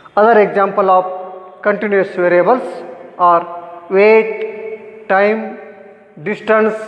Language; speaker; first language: English; non-native, local second language; Kannada